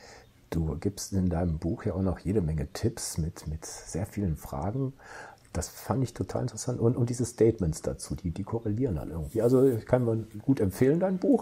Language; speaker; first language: German; native; German